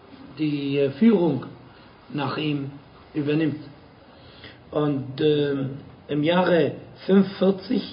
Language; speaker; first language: German; non-native, fluent; Arabic